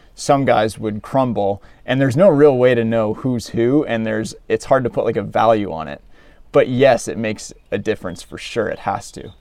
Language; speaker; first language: English; native; English